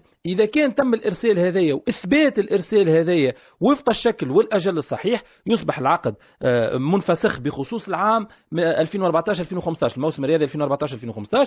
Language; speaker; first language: Arabic; native; Arabic